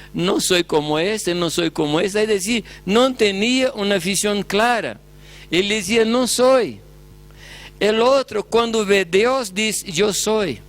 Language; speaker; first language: Spanish; non-native, fluent; Portuguese